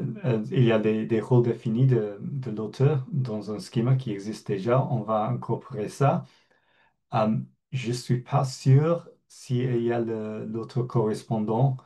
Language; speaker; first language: French; non-native, fluent; English